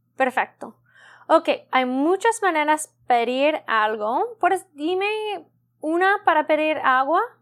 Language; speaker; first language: Spanish; non-native, learner; English